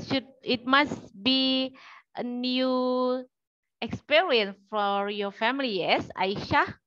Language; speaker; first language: English; non-native, learner; Indonesian